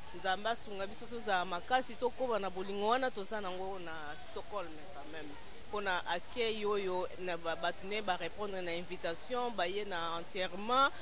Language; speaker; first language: Lingala; non-native, local second language; Kongo